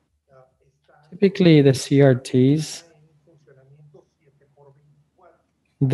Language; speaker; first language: English; non-native, fluent; Spanish